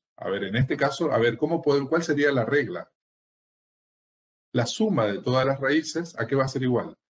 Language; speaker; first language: Spanish; native; Spanish